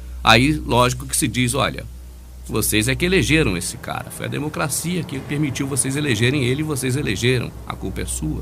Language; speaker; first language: Portuguese; native; Portuguese